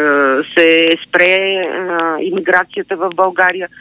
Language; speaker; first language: Bulgarian; native; Bulgarian